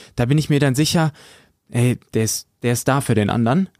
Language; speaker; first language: German; native; German